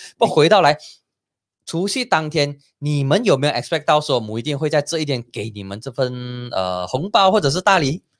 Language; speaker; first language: Chinese; native; Chinese